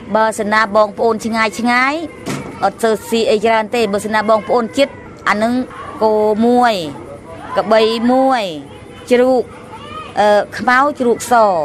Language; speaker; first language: Khmer; non-native, local second language; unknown